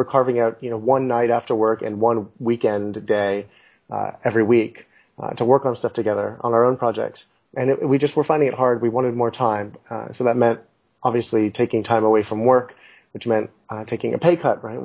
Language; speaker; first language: English; native; English